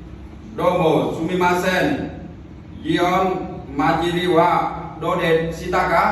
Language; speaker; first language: Japanese; non-native, learner; Vietnamese